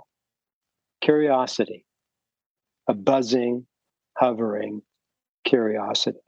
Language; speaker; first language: English; native; English